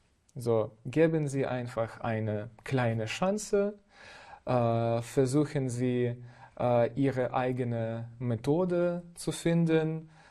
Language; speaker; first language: German; non-native, fluent; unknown